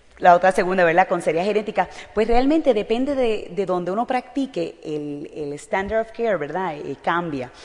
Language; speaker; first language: Spanish; native; Spanish